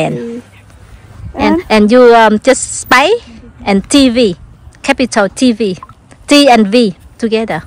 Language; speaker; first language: English; non-native, local second language; Vietnamese